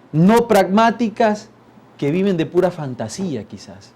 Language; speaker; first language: Spanish; native; Spanish